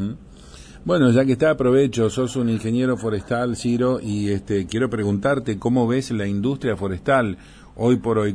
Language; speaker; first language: Spanish; native; Spanish